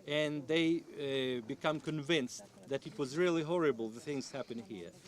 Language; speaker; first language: English; non-native, fluent; Ukrainian